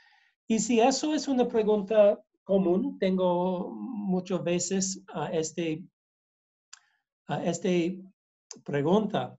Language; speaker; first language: Spanish; non-native, learner; English